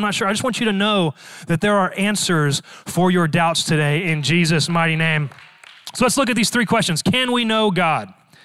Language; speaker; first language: English; native; English